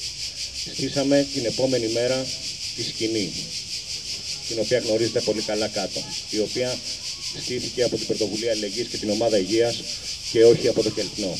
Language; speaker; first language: Greek; native; Greek